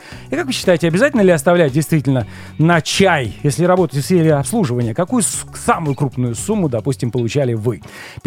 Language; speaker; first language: Russian; native; Russian